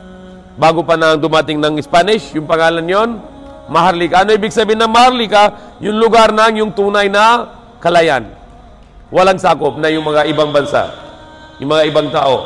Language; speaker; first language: Filipino; non-native, fluent; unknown